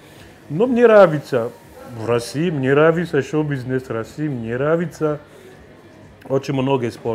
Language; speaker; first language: Russian; non-native, fluent; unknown